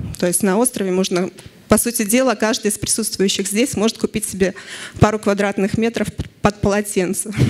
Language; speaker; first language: Russian; native; Russian